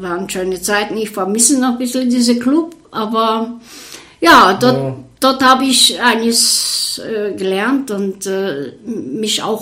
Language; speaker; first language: German; non-native, fluent; Bulgarian